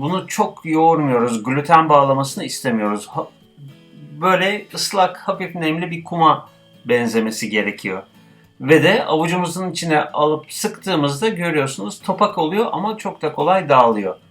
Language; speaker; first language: Turkish; native; Turkish